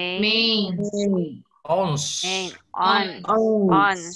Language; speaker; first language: Dutch; non-native, learner; Indonesian